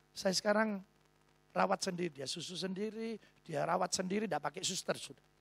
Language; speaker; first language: Indonesian; native; Indonesian